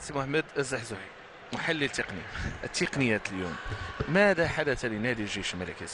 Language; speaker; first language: Arabic; native; Arabic